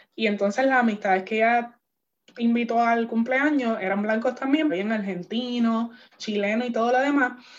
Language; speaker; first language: Spanish; native; Spanish